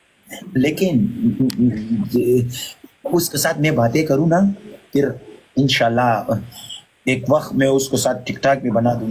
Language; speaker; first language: Hindi; non-native, learner; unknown